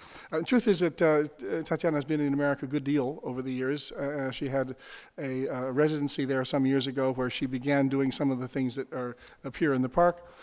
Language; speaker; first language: English; native; English